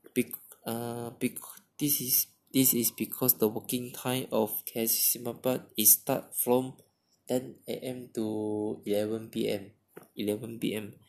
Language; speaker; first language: English; non-native, local second language; Chinese